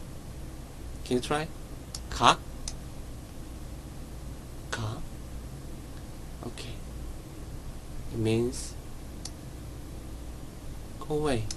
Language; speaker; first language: English; non-native, learner; Korean